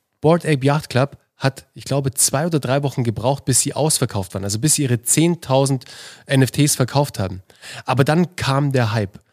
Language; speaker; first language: German; native; German